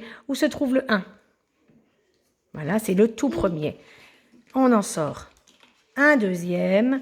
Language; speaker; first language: French; native; French